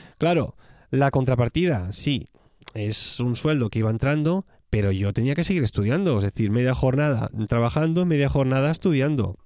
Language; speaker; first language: Spanish; native; Spanish